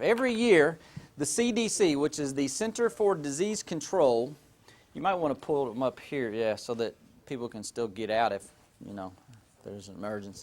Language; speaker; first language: English; native; English